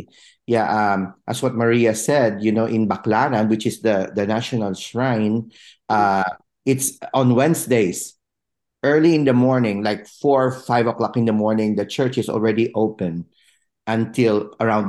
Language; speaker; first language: English; non-native, local second language; Filipino